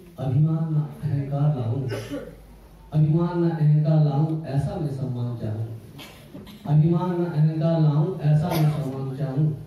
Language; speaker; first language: Hindi; non-native, local second language; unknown